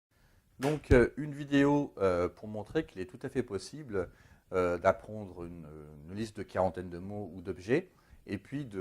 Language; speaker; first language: French; native; French